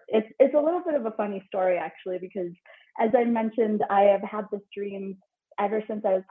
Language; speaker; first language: English; native; English